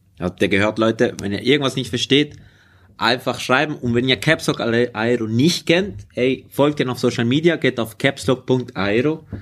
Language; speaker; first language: German; early bilingual, other home language; Spanish